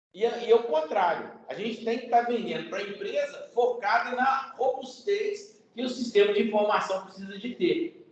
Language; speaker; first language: Portuguese; native; Portuguese